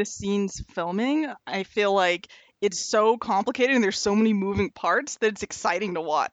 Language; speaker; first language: English; native; English